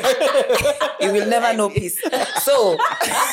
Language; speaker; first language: English; non-native, local second language; Swahili